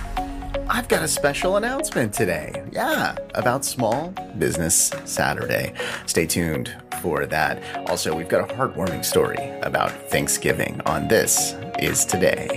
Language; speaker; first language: English; native; English